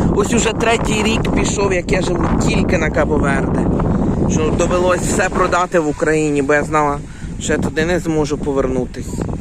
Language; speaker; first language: Ukrainian; native; Ukrainian